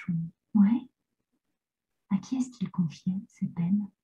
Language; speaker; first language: French; native; French